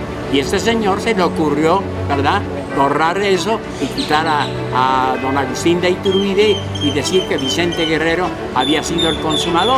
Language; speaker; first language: Spanish; native; Spanish